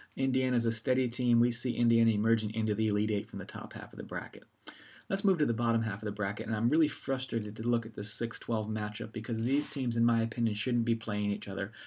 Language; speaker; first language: English; native; English